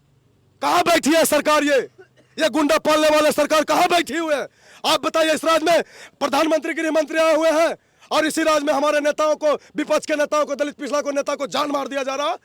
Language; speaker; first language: Hindi; native; Hindi